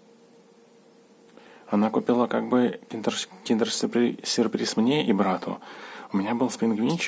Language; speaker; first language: Russian; native; Russian